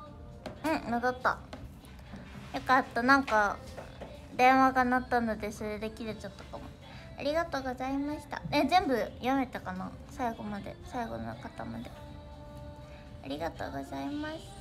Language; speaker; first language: Japanese; native; Japanese